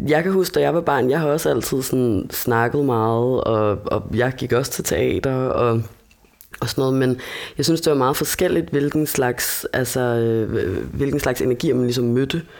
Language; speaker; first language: Danish; native; Danish